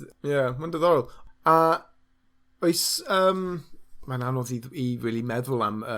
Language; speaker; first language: Welsh; non-native, learner; English